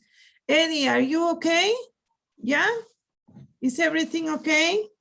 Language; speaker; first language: English; non-native, learner; Spanish